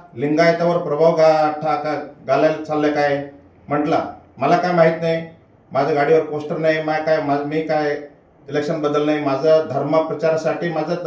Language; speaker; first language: Marathi; non-native, local second language; Kannada